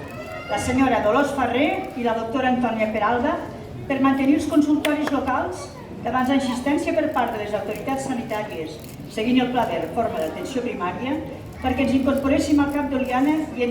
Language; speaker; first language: Catalan; native; Catalan